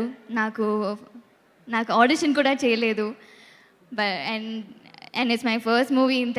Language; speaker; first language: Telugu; non-native, local second language; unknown